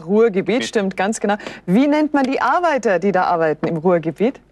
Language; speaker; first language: German; native; German